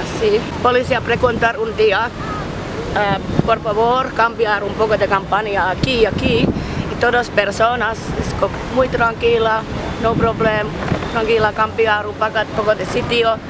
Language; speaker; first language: Spanish; non-native, learner; Finnish